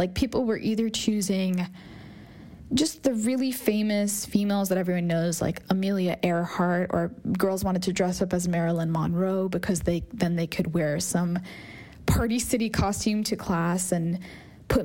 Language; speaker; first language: English; native; English